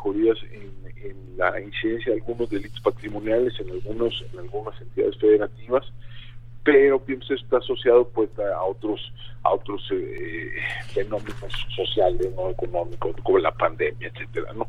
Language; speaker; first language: Spanish; native; Spanish